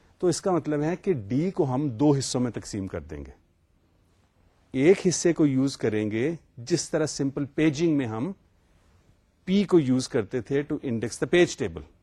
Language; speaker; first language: Urdu; native; Urdu